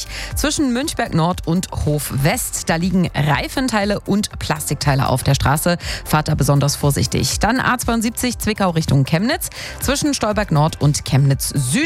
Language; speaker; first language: German; native; German